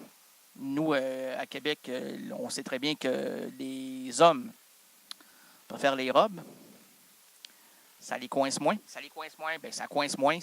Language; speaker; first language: French; native; French